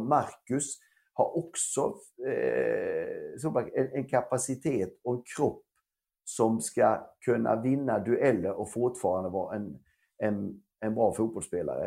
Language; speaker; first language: Swedish; native; Swedish